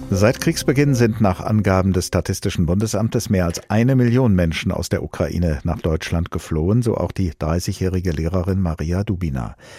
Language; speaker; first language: German; native; German